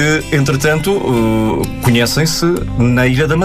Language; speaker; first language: Portuguese; native; Portuguese